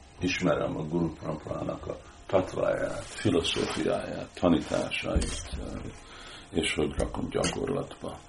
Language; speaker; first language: Hungarian; early bilingual, heritage; Hungarian